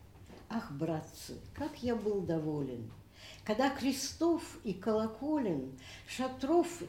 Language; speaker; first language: Russian; native; Russian